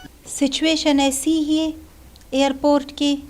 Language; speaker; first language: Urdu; non-native, fluent; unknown